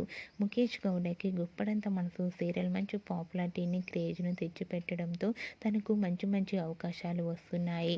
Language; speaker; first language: Telugu; native; Telugu